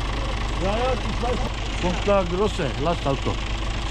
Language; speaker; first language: German; non-native, learner; Turkish